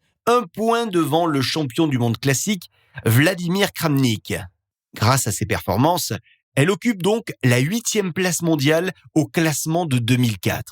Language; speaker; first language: French; native; French